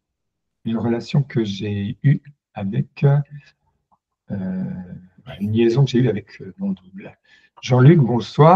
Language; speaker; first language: French; native; French